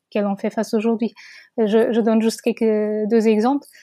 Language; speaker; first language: French; non-native, fluent; Portuguese